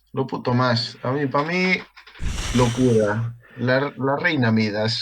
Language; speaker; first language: Spanish; non-native, local second language; Galician